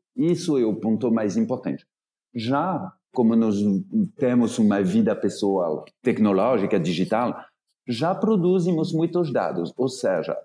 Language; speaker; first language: Portuguese; non-native, fluent; French